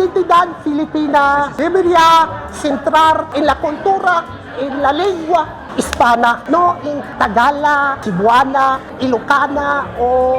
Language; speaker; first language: Spanish; non-native, fluent; Filipino